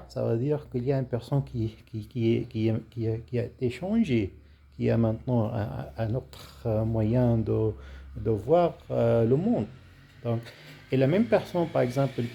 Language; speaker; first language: French; non-native, fluent; Arabic